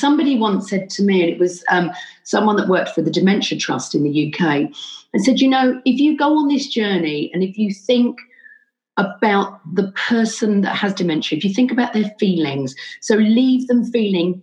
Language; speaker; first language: English; native; English